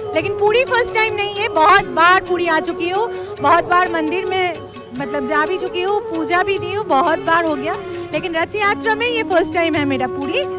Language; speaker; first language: Hindi; non-native, local second language; Bangla